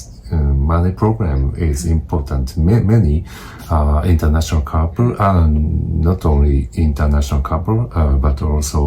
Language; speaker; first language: English; non-native, learner; Japanese